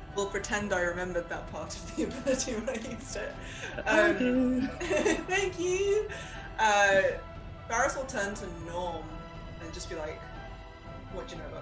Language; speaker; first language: English; native; English